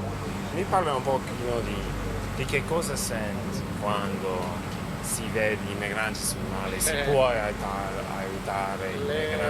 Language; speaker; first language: Italian; non-native, fluent; English